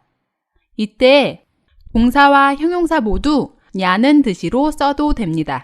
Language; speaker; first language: Korean; native; Korean